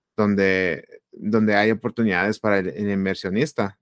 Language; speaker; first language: Spanish; native; Spanish